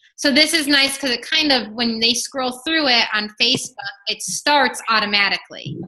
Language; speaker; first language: English; native; English